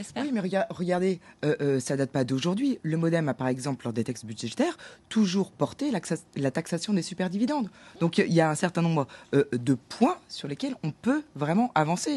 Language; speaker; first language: French; native; French